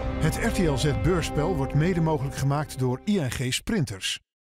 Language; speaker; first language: Dutch; native; Dutch